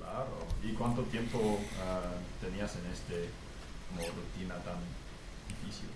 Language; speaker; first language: Spanish; non-native, fluent; English